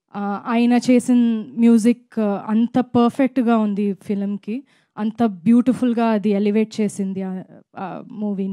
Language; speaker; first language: Telugu; non-native, fluent; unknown